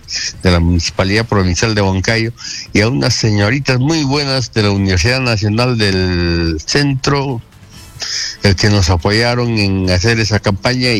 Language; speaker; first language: Spanish; native; Spanish